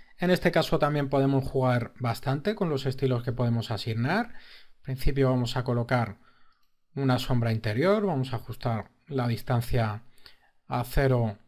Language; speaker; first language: Spanish; native; Spanish